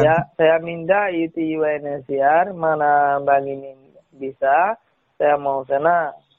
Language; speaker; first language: Malay; non-native, learner; Rohingya